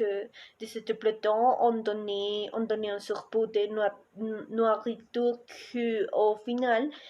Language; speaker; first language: French; non-native, learner; Spanish